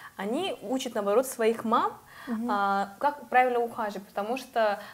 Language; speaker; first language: Russian; non-native, fluent; Korean